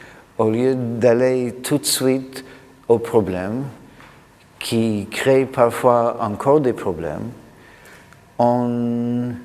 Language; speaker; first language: French; non-native, fluent; English